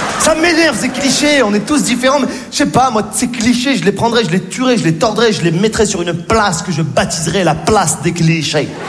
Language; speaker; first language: French; native; French